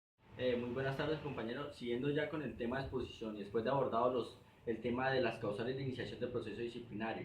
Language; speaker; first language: Spanish; native; Spanish